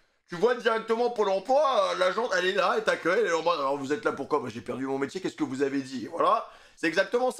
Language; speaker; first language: French; native; French